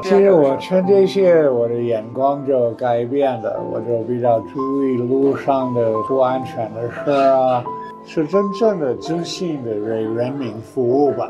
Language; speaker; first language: Chinese; non-native, fluent; English